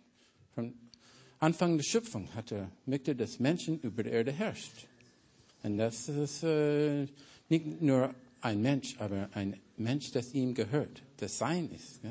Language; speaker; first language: German; non-native, learner; English